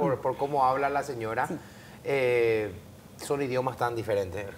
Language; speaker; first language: Spanish; native; Spanish